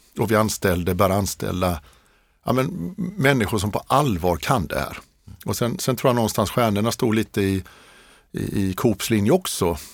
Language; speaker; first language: Swedish; native; Swedish